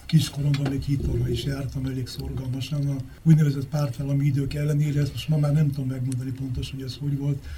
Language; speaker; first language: Hungarian; native; Hungarian